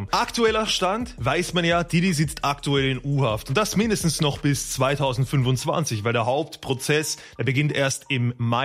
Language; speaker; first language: German; native; German